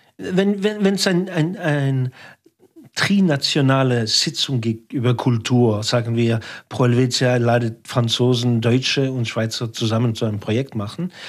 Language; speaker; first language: German; non-native, local second language; French